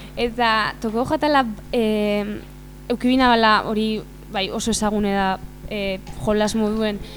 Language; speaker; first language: Basque; native; Basque